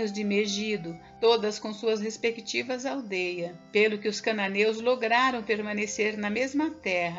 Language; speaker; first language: Portuguese; native; Portuguese